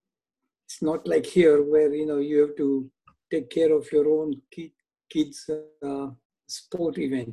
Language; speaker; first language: English; non-native, local second language; Gujarati